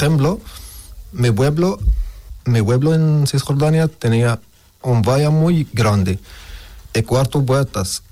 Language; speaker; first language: Spanish; non-native, learner; Arabic